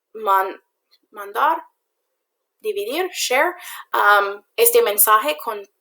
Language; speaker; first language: Spanish; non-native, learner; English